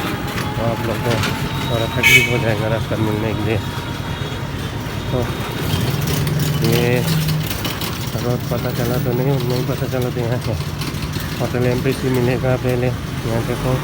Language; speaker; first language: Hindi; non-native, local second language; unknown